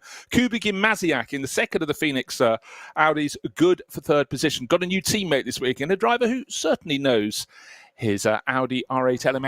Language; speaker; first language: English; native; English